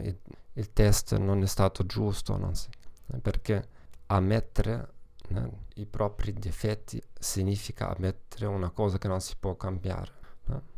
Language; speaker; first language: Italian; non-native, learner; German